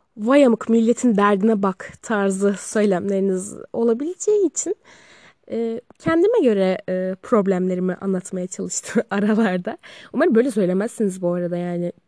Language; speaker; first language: Turkish; native; Turkish